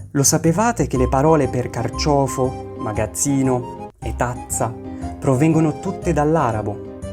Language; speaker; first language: Italian; non-native, fluent; Arabic